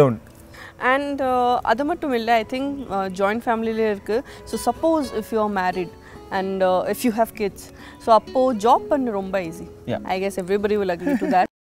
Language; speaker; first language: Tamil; non-native, local second language; Gujarati